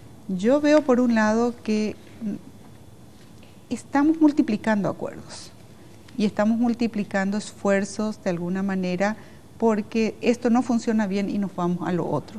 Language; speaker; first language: Spanish; native; Spanish